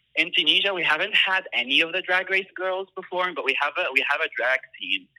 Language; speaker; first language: English; non-native, fluent; Arabic